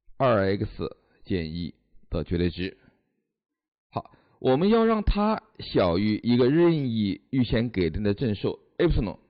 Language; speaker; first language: Chinese; native; Chinese